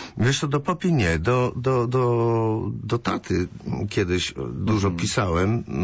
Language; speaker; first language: Polish; early bilingual, other home language; Greek